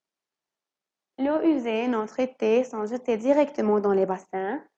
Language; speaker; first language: French; non-native, learner; Arabic